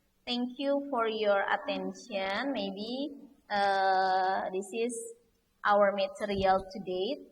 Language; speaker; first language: English; non-native, learner; Indonesian